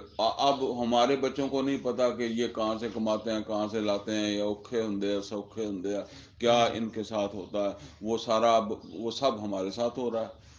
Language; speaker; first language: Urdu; non-native, local second language; Punjabi